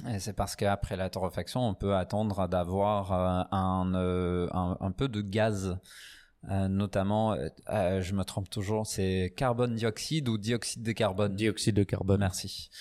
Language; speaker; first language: French; non-native, fluent; English